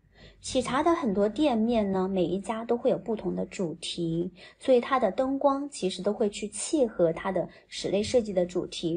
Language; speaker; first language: Chinese; native; Chinese